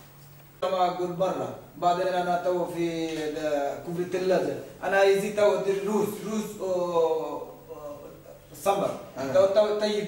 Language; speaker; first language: Arabic; non-native, learner; Bangla